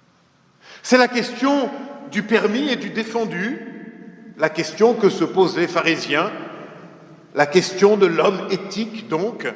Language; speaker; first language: French; native; French